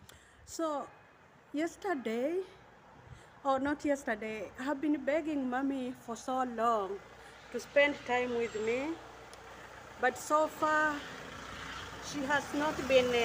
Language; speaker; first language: English; non-native, learner; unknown